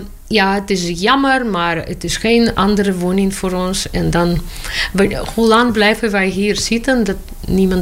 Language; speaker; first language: Dutch; non-native, learner; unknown